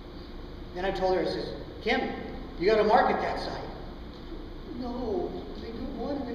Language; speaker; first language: English; native; English